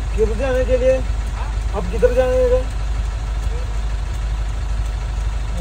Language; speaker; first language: Hindi; non-native, local second language; Malayalam